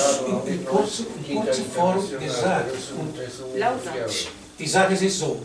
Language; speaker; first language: German; non-native, fluent; Spanish